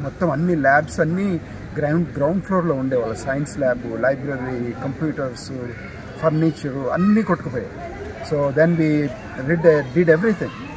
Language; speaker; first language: Telugu; native; Telugu